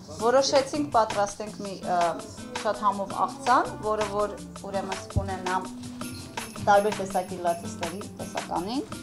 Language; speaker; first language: Armenian; native; Armenian